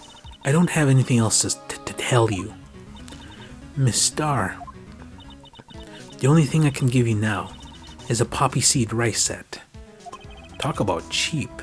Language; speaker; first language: English; native; English